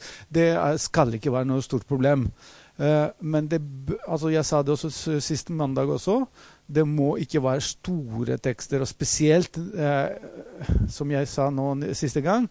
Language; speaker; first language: Norwegian; non-native, fluent; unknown